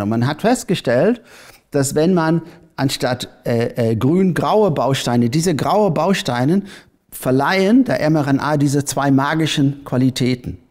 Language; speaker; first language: German; non-native, fluent; English